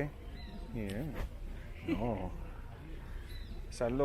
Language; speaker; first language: Spanish; non-native, learner; English